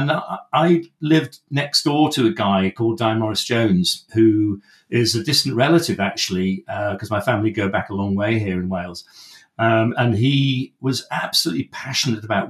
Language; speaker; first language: English; native; English